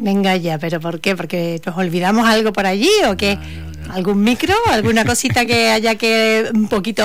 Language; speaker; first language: Spanish; native; Spanish